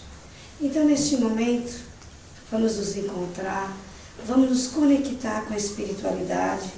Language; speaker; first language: Portuguese; native; Portuguese